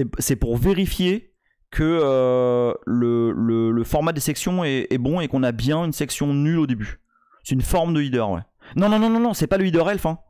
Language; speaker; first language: French; native; French